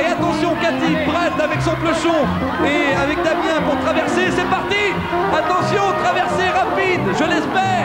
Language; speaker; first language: French; native; French